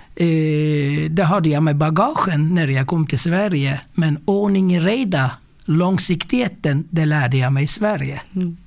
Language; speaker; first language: Swedish; non-native, fluent; Turkish